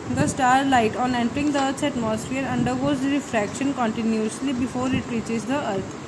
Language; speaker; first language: English; non-native, local second language; Punjabi